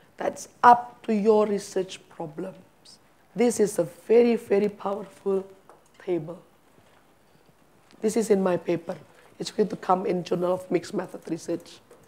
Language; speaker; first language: English; non-native, fluent; Indonesian